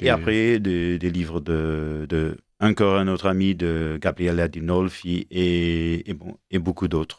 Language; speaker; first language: French; non-native, fluent; Portuguese